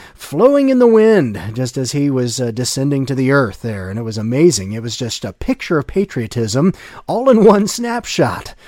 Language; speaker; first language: English; native; English